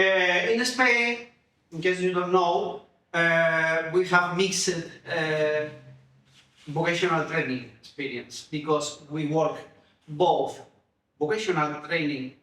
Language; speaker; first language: English; non-native, fluent; Spanish